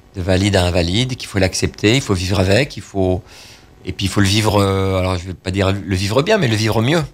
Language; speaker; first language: French; native; French